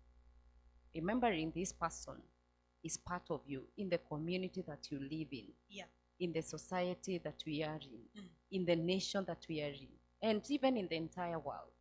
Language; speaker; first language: English; non-native, local second language; Swahili